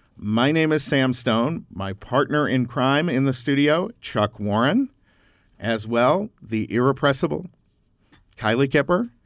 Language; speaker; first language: English; native; English